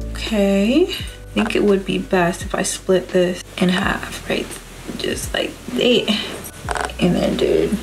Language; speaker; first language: English; native; English